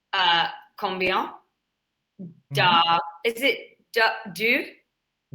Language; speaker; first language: French; non-native, learner; English